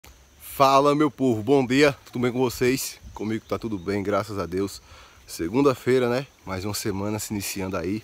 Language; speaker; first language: Portuguese; native; Portuguese